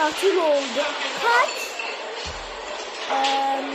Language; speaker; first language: Turkish; early bilingual, heritage; Turkish